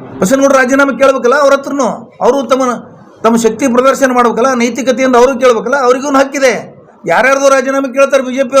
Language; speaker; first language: Kannada; native; Kannada